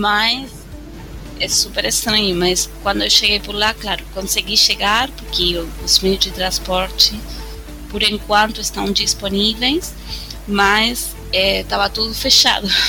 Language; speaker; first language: Portuguese; non-native, fluent; Spanish